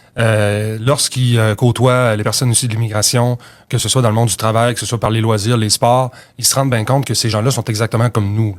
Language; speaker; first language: French; native; French